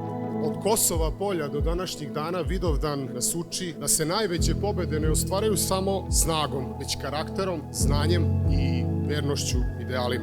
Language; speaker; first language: Serbian; native; Serbian